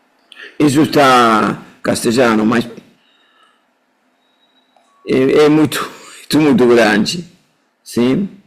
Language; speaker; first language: Portuguese; non-native, fluent; Spanish